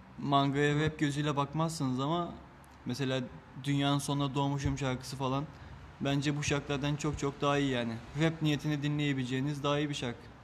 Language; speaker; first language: Turkish; native; Turkish